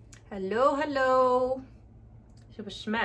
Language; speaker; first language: Arabic; native; Arabic